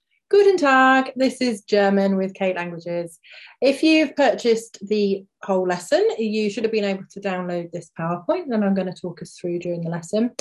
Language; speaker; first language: English; native; English